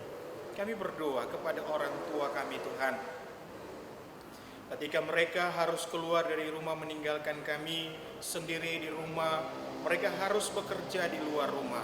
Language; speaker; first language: Indonesian; native; Indonesian